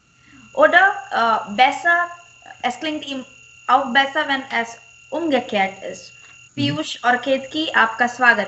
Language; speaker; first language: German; non-native, fluent; Marathi